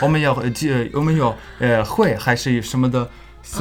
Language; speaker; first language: Chinese; non-native, learner; English